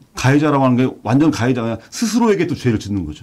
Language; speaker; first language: Korean; native; Korean